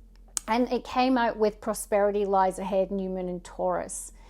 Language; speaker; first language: English; native; English